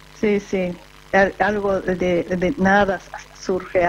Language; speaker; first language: Spanish; non-native, fluent; Japanese